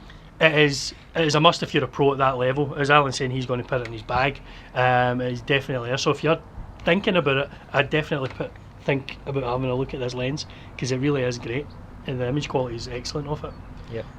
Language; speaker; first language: English; native; English